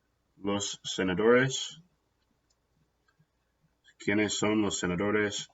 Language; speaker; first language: Spanish; non-native, fluent; English